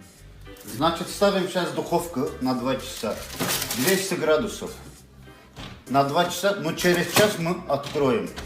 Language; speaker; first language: Russian; non-native, local second language; Azerbaijani